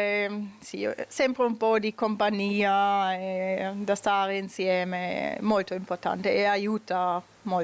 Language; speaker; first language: Italian; non-native, learner; German